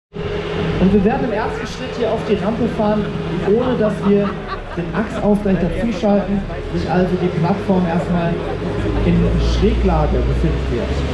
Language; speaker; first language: German; native; German